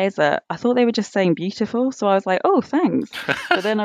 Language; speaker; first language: English; native; English